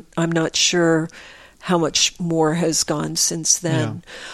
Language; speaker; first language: English; native; English